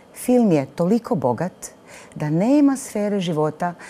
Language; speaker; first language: Croatian; native; Croatian